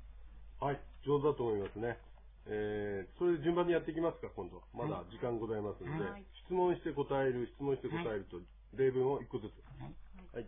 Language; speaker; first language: Japanese; native; Japanese